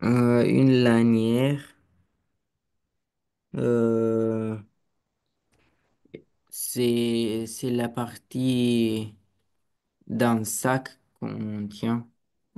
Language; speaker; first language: French; non-native, learner; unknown